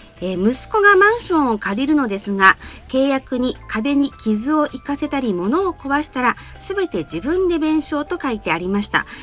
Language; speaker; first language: Japanese; native; Japanese